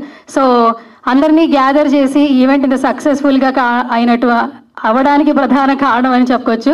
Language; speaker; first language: Telugu; native; Telugu